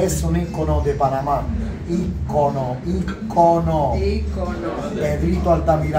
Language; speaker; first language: Italian; non-native, learner; Spanish